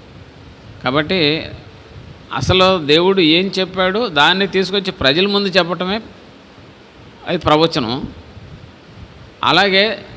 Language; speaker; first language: Telugu; native; Telugu